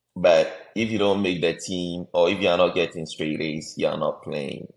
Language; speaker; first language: English; non-native, local second language; Akan